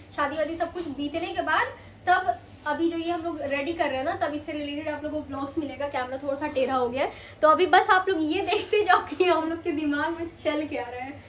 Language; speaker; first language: Hindi; native; Hindi